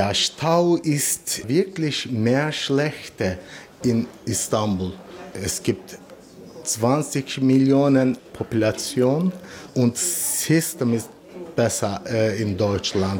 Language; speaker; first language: German; non-native, learner; Turkish